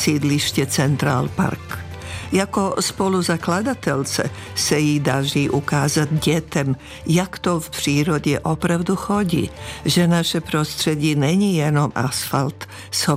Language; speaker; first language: Czech; non-native, fluent; Serbian